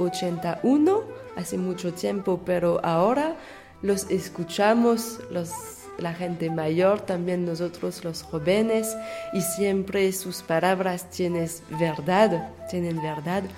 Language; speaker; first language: Spanish; non-native, learner; French